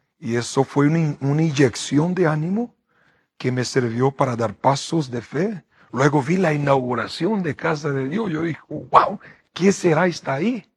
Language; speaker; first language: Spanish; non-native, fluent; Portuguese